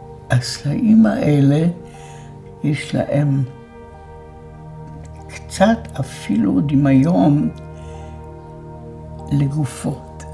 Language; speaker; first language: Hebrew; non-native, fluent; Polish